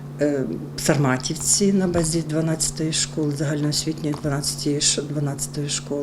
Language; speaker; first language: Ukrainian; non-native, local second language; Russian